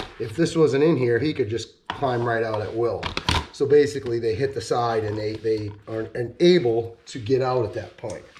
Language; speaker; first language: English; native; English